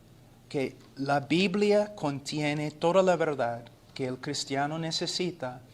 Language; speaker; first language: Spanish; non-native, fluent; English